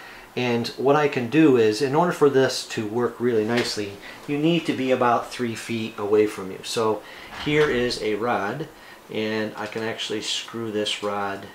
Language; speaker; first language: English; native; English